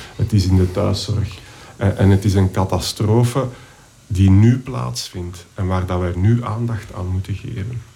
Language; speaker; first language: Dutch; native; Dutch